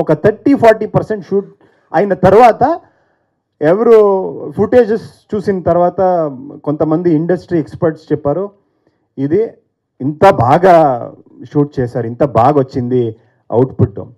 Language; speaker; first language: Telugu; non-native, fluent; Kannada